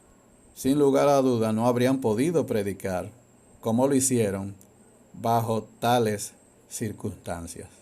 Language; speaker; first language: Spanish; native; Spanish